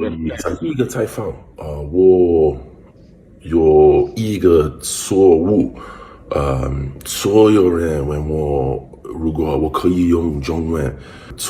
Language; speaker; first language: Chinese; non-native, learner; English